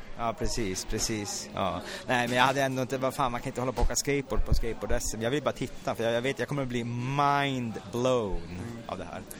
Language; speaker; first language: Swedish; native; Swedish